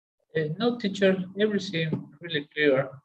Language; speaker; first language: English; non-native, learner; Spanish